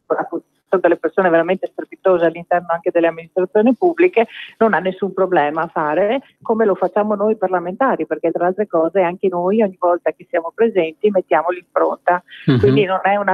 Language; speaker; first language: Italian; native; Italian